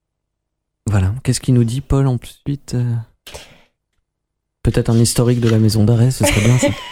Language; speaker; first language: French; native; French